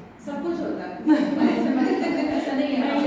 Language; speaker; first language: Hindi; non-native, local second language; Marathi